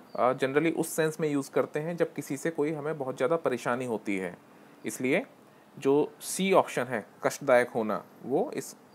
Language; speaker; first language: Hindi; native; Hindi